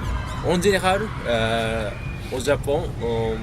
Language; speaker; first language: French; non-native, learner; Japanese